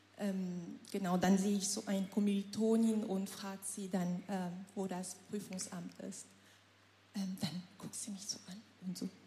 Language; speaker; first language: German; non-native, fluent; French